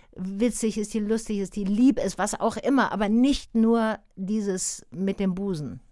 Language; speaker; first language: German; native; German